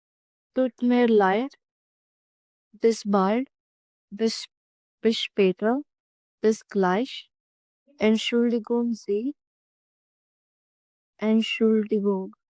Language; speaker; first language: German; non-native, learner; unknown